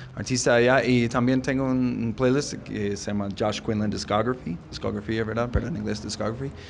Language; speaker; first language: Spanish; non-native, learner; English